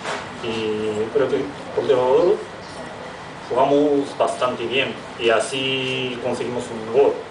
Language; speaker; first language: Spanish; non-native, fluent; Japanese